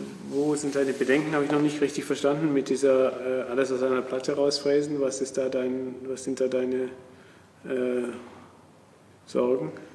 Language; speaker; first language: German; native; German